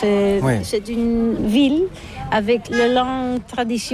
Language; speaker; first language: French; non-native, learner; Catalan